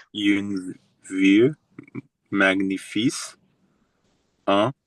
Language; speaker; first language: French; non-native, learner; Hindi